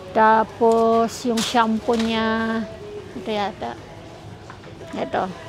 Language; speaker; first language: Filipino; native; Filipino